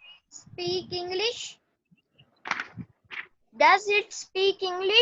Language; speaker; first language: English; non-native, learner; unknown